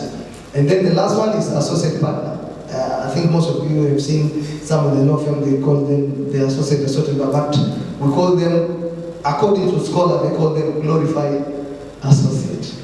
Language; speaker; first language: English; non-native, local second language; Swahili